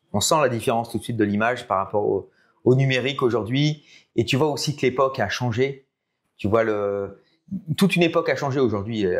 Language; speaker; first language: French; native; French